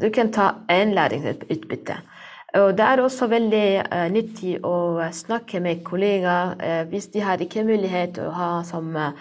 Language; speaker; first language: Norwegian; non-native, learner; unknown